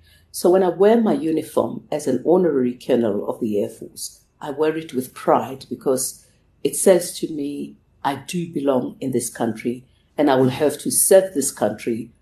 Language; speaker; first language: English; non-native, local second language; Zulu